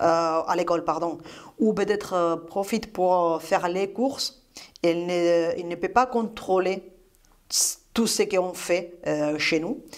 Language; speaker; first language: French; non-native, fluent; Spanish